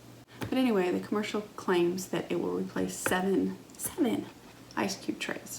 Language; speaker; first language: English; native; English